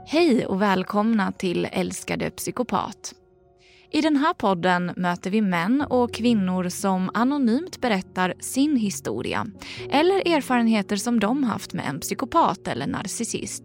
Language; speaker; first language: Swedish; native; Swedish